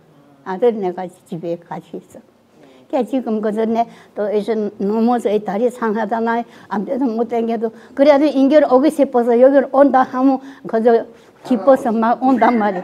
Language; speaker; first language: Korean; early bilingual, heritage; Korean